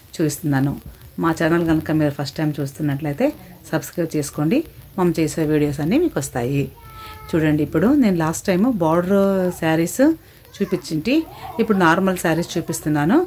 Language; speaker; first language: Telugu; non-native, local second language; Kannada